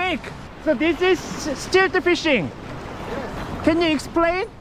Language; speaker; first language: English; non-native, learner; Korean